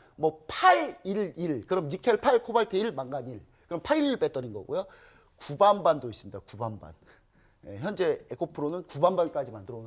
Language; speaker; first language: Korean; native; Korean